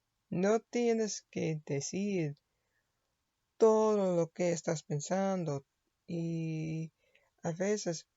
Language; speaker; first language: Spanish; non-native, learner; English